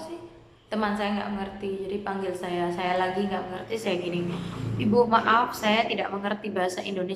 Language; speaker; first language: Indonesian; non-native, fluent; Khmer